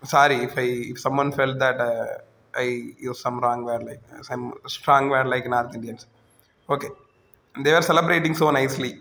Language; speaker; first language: English; non-native, local second language; Tamil